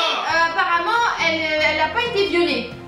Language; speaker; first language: French; native; French